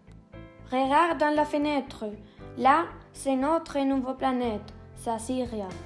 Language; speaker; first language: French; non-native, learner; Spanish